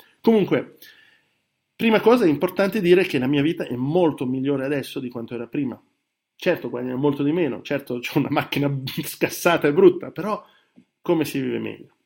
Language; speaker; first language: Italian; early bilingual, heritage; Italian